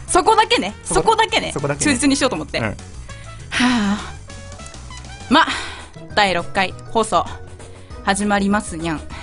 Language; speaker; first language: Japanese; native; Japanese